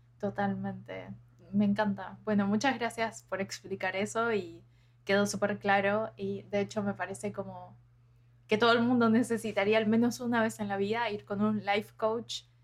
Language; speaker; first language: Spanish; native; Spanish